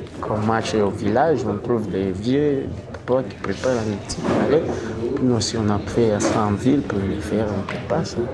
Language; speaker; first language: French; non-native, local second language; Swahili